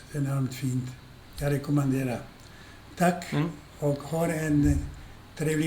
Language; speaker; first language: Swedish; non-native, fluent; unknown